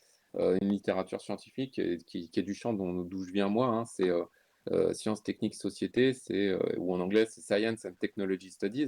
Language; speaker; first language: French; native; French